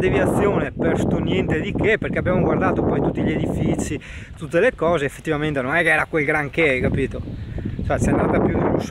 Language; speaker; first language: Italian; native; Italian